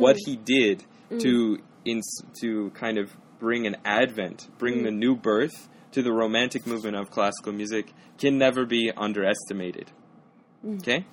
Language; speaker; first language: English; native; English